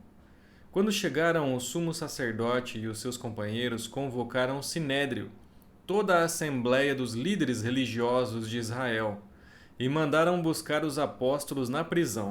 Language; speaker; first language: Portuguese; native; Portuguese